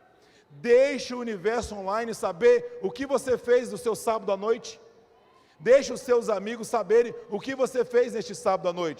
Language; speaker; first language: Portuguese; native; Portuguese